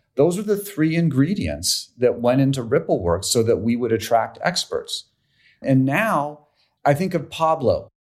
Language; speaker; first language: English; native; English